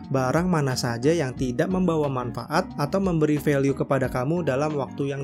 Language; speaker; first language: Indonesian; native; Indonesian